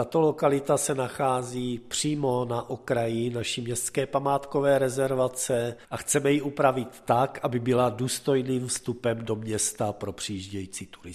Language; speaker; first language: Czech; native; Czech